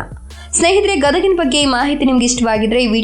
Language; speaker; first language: Kannada; native; Kannada